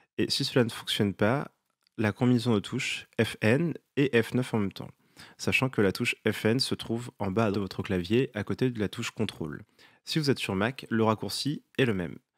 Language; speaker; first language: French; native; French